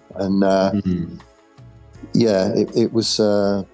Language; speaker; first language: English; native; English